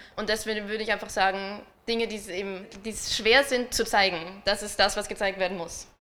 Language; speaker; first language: German; native; German